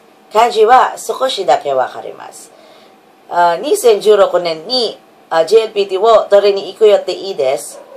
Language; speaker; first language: Japanese; non-native, learner; Filipino